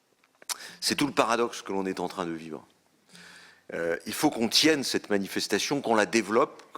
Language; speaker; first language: French; native; French